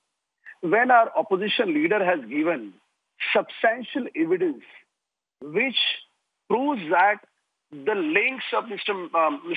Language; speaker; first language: English; non-native, local second language; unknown